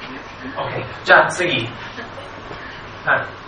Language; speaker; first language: Japanese; non-native, fluent; English